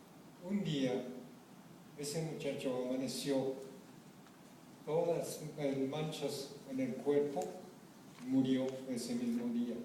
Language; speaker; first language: Spanish; non-native, fluent; Japanese